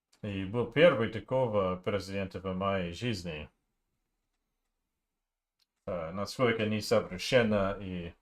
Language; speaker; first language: Russian; non-native, learner; English